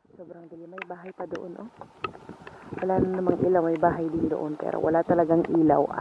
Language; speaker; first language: Filipino; non-native, local second language; Pampanga